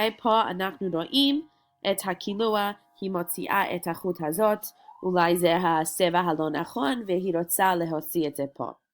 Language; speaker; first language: Hebrew; non-native, fluent; English